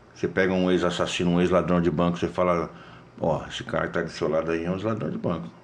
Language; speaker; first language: Portuguese; native; Portuguese